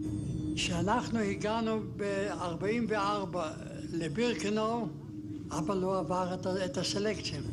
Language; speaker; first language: Hebrew; non-native, fluent; German